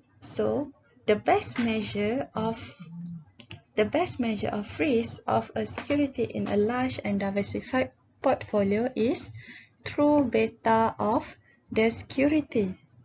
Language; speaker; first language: English; non-native, local second language; Malay